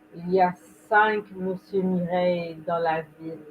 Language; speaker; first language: French; non-native, learner; English